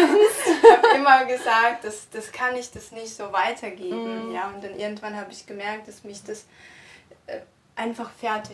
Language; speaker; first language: German; non-native, fluent; Russian